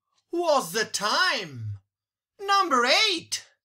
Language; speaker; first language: English; non-native, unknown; Italian